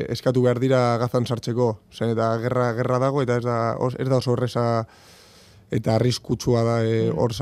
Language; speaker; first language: Basque; non-native, local second language; Spanish